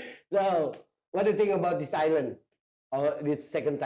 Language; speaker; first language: English; non-native, learner; Indonesian